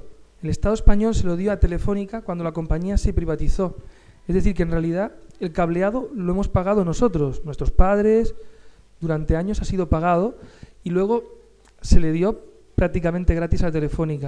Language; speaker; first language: Spanish; native; Spanish